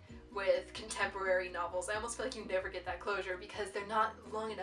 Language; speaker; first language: English; native; English